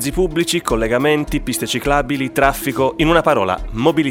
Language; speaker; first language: Italian; native; Italian